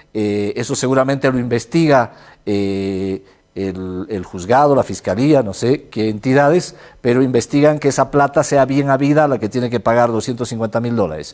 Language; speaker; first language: Spanish; native; Spanish